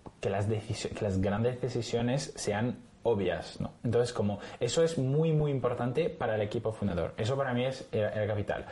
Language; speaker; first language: Spanish; non-native, fluent; French